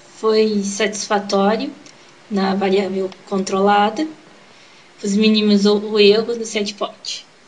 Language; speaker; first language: Portuguese; native; Portuguese